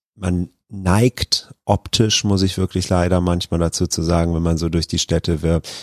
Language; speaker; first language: German; native; German